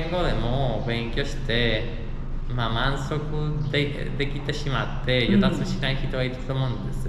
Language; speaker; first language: Japanese; non-native, fluent; Spanish